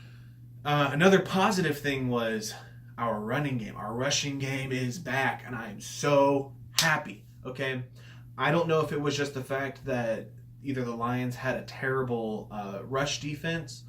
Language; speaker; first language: English; native; English